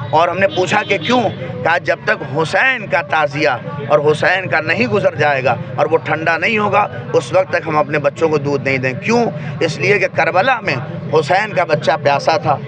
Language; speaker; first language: Urdu; native; Urdu